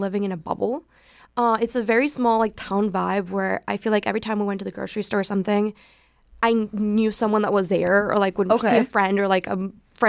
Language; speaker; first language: English; non-native, fluent; Spanish